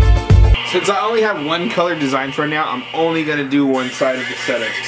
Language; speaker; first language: English; native; English